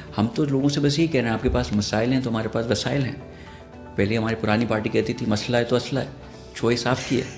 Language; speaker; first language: Urdu; native; Urdu